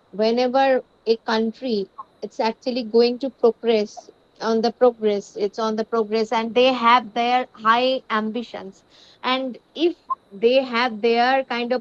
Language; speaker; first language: English; non-native, fluent; Bangla